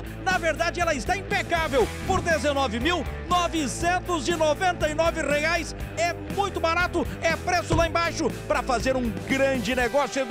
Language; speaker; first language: Portuguese; native; Portuguese